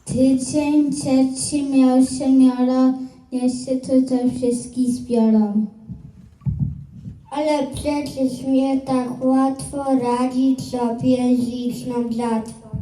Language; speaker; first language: Polish; early bilingual, heritage; Polish